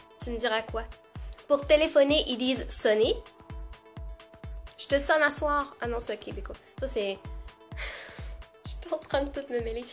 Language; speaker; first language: French; native; French